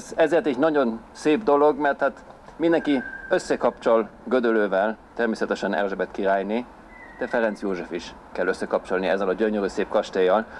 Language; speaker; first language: Hungarian; non-native, fluent; German